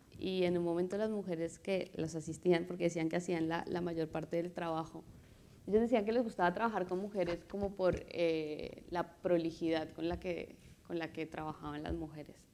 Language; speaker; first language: Spanish; native; Spanish